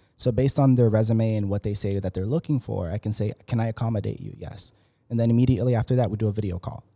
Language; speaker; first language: English; early bilingual, other home language; Spanish